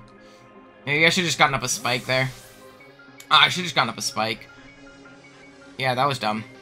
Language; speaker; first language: English; native; English